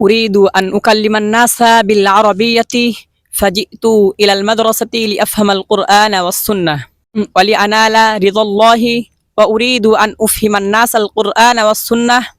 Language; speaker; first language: Arabic; non-native, learner; Bangla